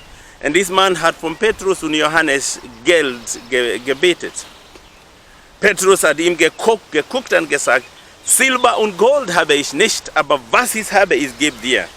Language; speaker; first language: German; non-native, learner; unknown